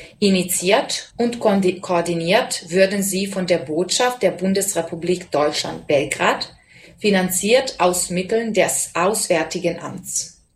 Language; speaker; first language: German; non-native, fluent; Serbian